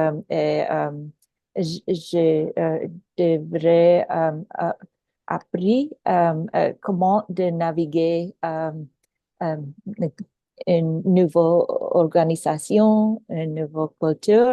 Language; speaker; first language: French; non-native, local second language; Filipino